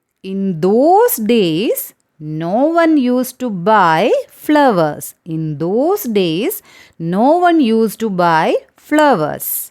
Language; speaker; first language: English; non-native, local second language; Malayalam